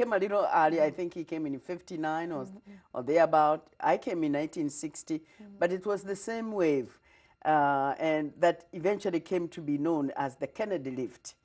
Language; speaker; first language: English; non-native, local second language; Kikuyu